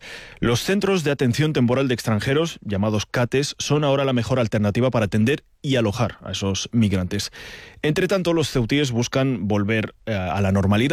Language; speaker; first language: Spanish; native; Spanish